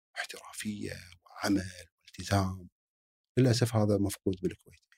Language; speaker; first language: Arabic; native; Arabic